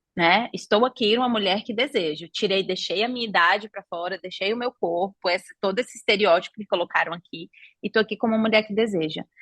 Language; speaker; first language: Portuguese; native; Portuguese